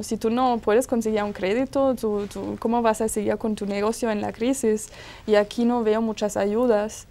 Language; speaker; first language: Spanish; non-native, fluent; German